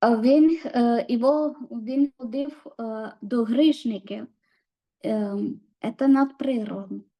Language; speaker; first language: Ukrainian; non-native, learner; Malayalam